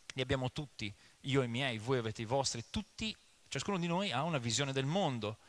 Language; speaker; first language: Italian; early bilingual, other home language; English